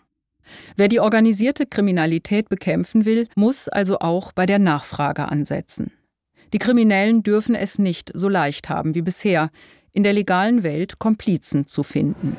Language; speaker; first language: German; native; German